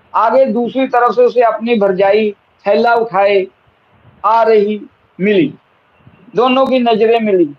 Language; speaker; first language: Hindi; non-native, local second language; Punjabi